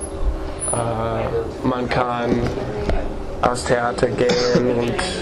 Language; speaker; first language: German; non-native, learner; English